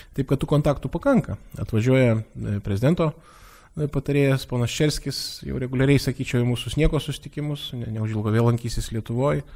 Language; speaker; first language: Lithuanian; native; Lithuanian